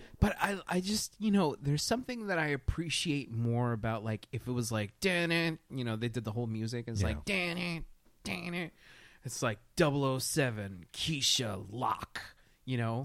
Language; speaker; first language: English; native; English